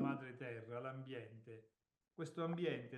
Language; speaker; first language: Italian; native; Italian